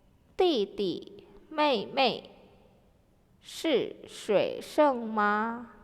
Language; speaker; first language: Chinese; non-native, fluent; Indonesian